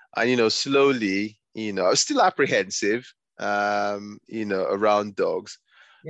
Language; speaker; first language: English; non-native, local second language; Yoruba